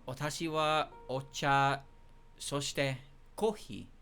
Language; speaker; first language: Japanese; non-native, learner; English